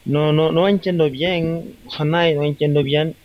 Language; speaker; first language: Spanish; non-native, fluent; Wolof